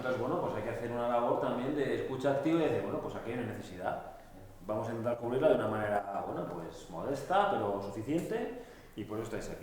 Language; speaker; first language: Spanish; native; Spanish